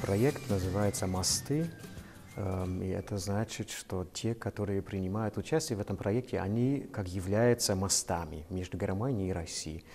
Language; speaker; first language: Russian; non-native, fluent; German